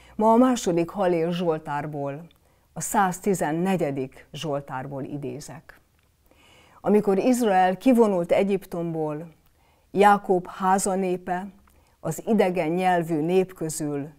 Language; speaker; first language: Hungarian; native; Hungarian